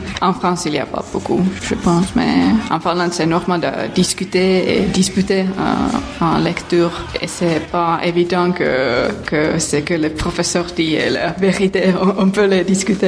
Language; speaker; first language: French; non-native, fluent; Finnish